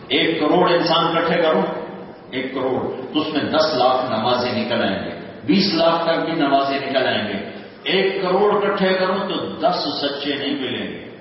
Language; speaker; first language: Urdu; native; Urdu